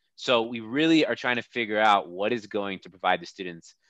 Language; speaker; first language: English; native; English